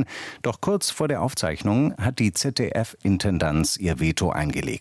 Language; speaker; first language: German; native; German